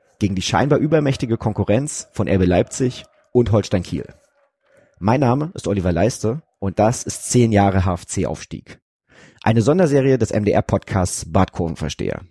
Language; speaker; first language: German; native; German